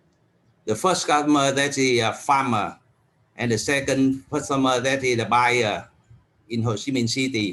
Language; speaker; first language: English; non-native, learner; Vietnamese